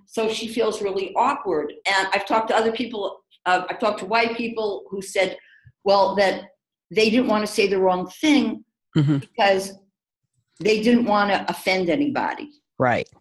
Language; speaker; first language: English; native; English